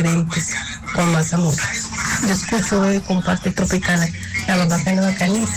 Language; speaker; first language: Spanish; native; Spanish